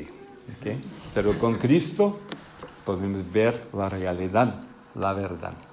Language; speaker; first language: Spanish; non-native, fluent; English